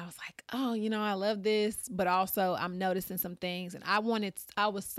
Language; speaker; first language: English; native; English